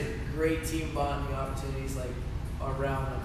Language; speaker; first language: English; native; English